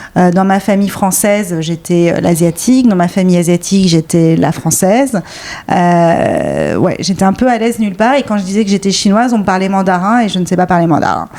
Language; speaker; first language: French; native; French